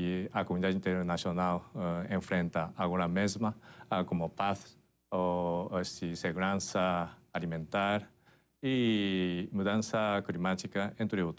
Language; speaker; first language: Portuguese; non-native, fluent; Japanese